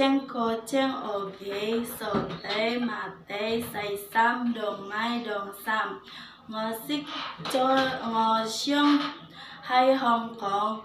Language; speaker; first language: Cantonese; non-native, learner; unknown